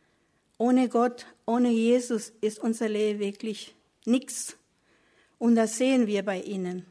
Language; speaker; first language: German; non-native, learner; Spanish